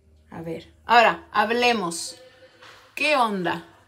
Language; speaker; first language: Spanish; early bilingual, heritage; Spanish